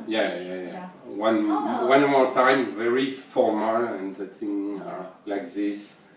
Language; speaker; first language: English; non-native, learner; French